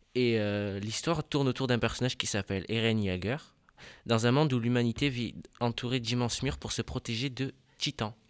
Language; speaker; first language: French; native; French